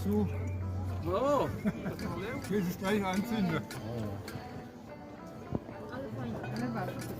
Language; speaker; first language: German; non-native, learner; Polish